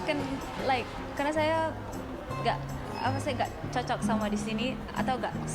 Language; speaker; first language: Indonesian; non-native, learner; English